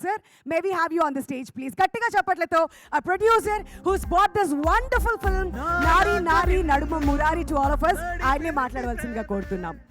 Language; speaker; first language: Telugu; native; Telugu